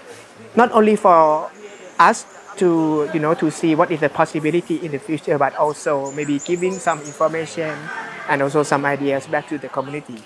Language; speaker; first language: English; non-native, fluent; Thai